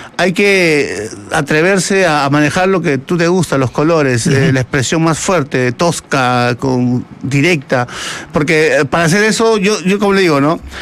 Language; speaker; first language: Spanish; native; Spanish